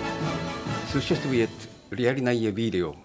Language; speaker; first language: Russian; non-native, learner; Japanese